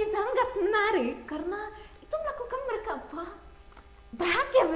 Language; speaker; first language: Indonesian; non-native, learner; Arabic